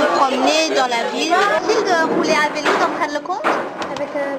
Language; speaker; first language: French; native; French